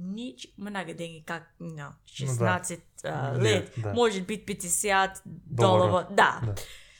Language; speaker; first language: Russian; non-native, learner; English